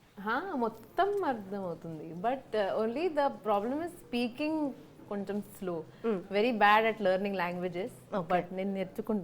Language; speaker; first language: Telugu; non-native, learner; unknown